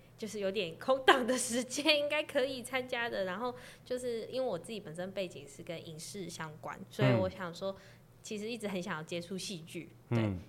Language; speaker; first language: Chinese; non-native, local second language; Cantonese